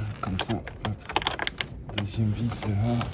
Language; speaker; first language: French; native; French